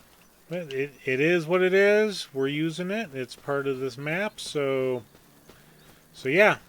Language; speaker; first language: English; native; English